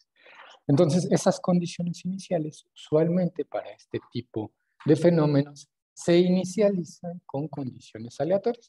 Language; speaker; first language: Spanish; native; Spanish